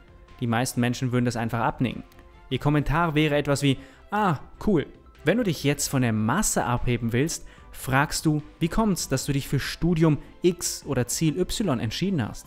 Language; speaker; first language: German; native; German